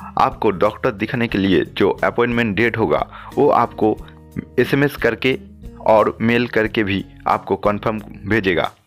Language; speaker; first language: Hindi; non-native, local second language; Bangla